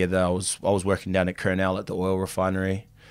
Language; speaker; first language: English; native; English